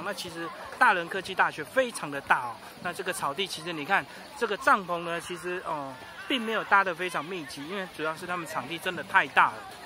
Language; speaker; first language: Chinese; native; Chinese